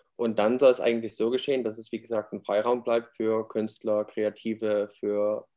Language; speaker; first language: German; native; German